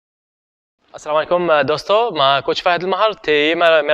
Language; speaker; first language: Hindi; non-native, learner; Arabic